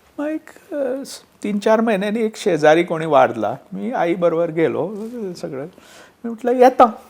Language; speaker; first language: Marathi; non-native, local second language; Konkani